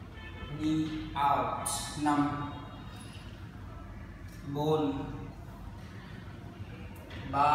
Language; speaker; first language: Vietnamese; non-native, learner; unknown